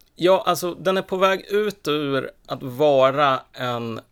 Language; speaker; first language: Swedish; native; Swedish